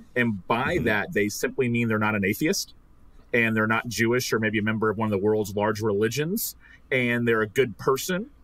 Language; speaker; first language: English; native; English